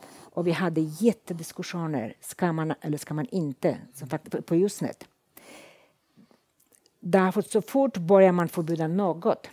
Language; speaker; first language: Swedish; non-native, fluent; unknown